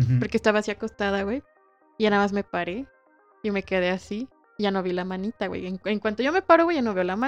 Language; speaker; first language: Spanish; native; Spanish